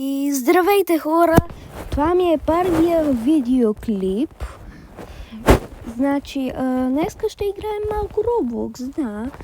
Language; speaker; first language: Bulgarian; early bilingual, heritage; Bulgarian